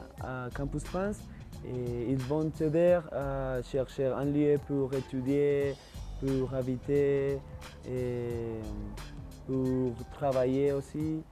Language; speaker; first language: French; non-native, learner; Spanish